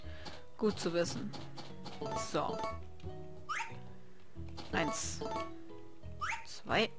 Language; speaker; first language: German; native; German